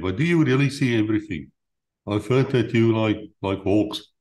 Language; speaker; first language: English; non-native, local second language; Afrikaans